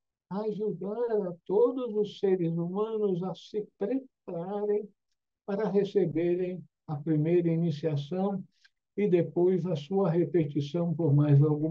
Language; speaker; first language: Portuguese; native; Portuguese